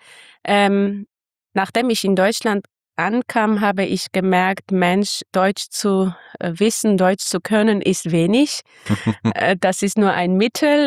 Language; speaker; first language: German; non-native, fluent; Armenian